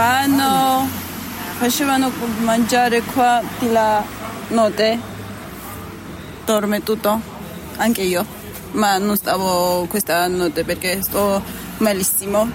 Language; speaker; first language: Italian; non-native, learner; Spanish